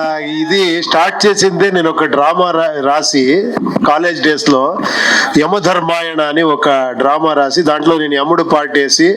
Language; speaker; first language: Telugu; non-native, local second language; Kannada